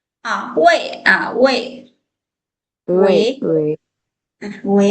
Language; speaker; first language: Chinese; non-native, fluent; Lao